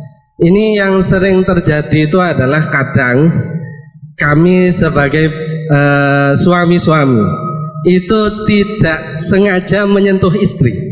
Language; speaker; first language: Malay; non-native, local second language; Javanese